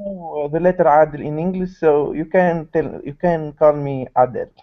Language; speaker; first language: English; non-native, learner; Arabic